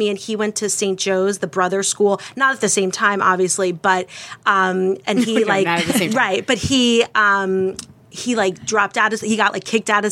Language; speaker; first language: English; native; English